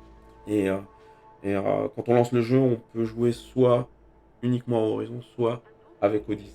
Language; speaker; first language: French; native; French